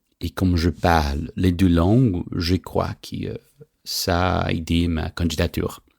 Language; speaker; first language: French; non-native, fluent; Portuguese